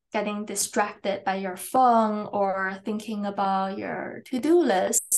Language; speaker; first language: English; non-native, fluent; Chinese